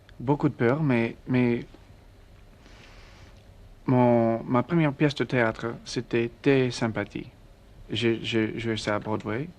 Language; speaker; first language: French; non-native, learner; English